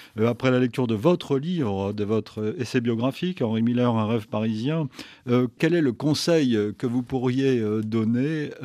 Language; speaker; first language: French; native; French